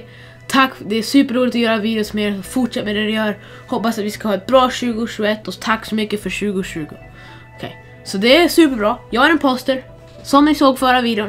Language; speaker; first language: Swedish; non-native, fluent; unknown